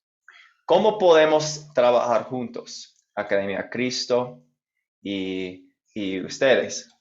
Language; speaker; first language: Spanish; non-native, fluent; English